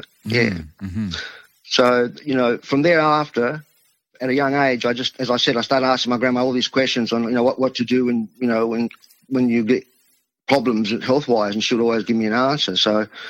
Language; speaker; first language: English; non-native, local second language; Italian